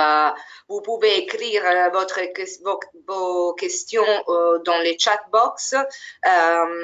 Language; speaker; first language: French; non-native, fluent; Italian